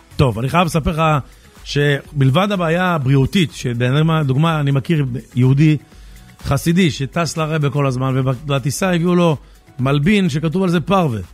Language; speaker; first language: Hebrew; native; Hebrew